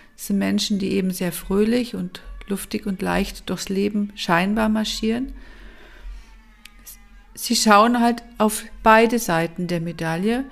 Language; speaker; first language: German; native; German